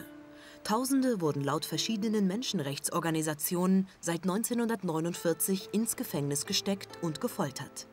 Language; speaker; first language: German; native; German